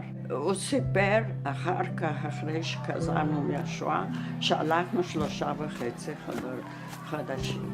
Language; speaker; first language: Hebrew; early bilingual, other home language; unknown